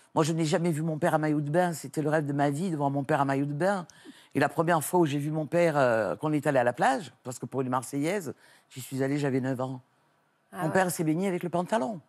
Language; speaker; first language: French; native; French